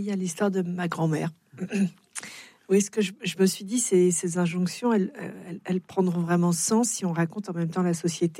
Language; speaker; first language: French; native; French